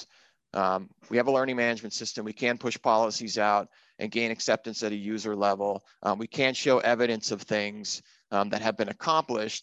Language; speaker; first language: English; native; English